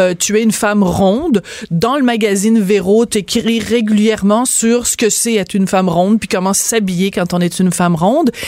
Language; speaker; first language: French; native; French